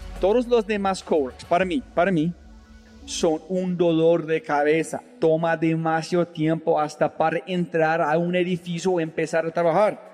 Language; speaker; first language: Spanish; non-native, fluent; English